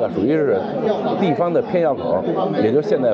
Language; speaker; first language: Chinese; native; Chinese